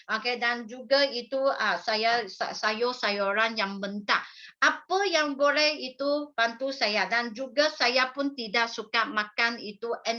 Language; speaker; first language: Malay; non-native, local second language; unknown